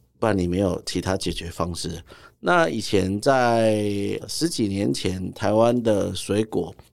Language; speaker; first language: Chinese; native; Chinese